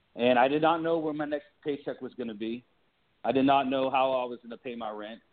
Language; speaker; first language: English; native; English